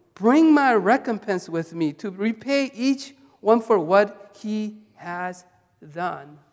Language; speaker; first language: English; early bilingual, other home language; Korean